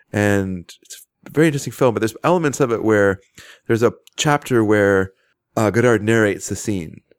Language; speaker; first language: English; native; English